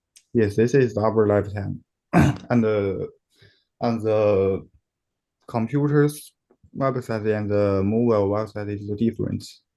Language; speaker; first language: English; non-native, learner; Chinese